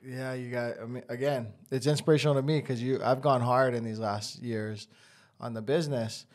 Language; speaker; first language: English; native; English